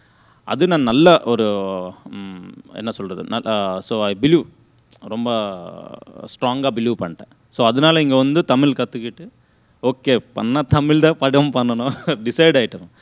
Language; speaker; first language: Tamil; non-native, learner; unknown